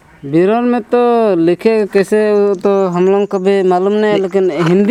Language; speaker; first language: Hindi; non-native, local second language; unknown